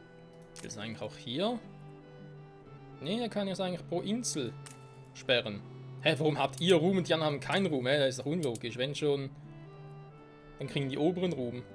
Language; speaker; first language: German; native; German